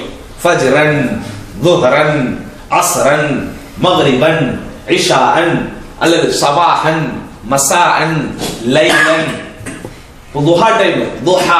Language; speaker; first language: Arabic; non-native, fluent; Tamil